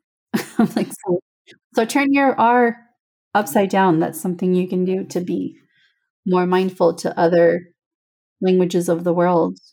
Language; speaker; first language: English; non-native, fluent; Spanish